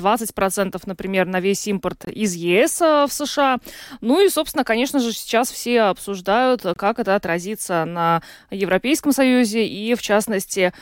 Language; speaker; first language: Russian; native; Russian